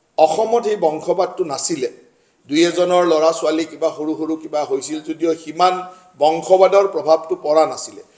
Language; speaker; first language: Assamese; native; Assamese